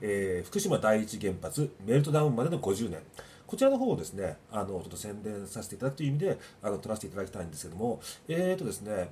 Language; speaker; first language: Japanese; native; Japanese